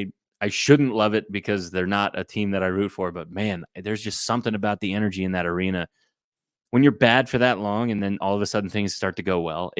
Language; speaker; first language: English; native; English